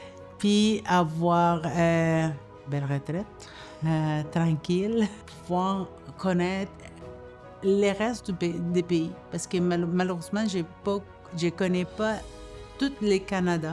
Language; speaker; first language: French; non-native, fluent; Spanish